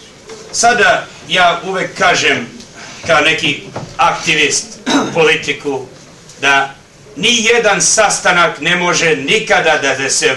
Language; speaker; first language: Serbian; early bilingual, heritage; Serbian